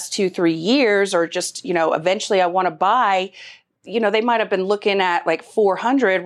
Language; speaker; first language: English; native; English